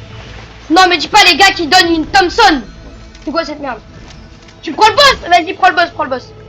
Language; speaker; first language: French; native; French